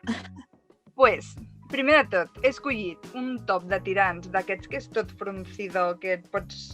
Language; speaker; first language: Catalan; native; Catalan